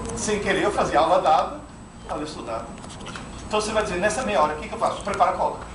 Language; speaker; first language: Portuguese; non-native, fluent; Italian